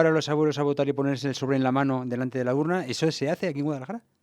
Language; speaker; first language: Spanish; native; Spanish